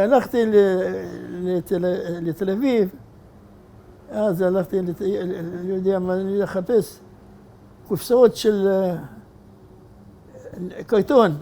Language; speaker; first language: Hebrew; non-native, fluent; Arabic